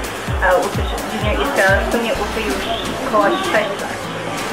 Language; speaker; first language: Polish; early bilingual, heritage; Polish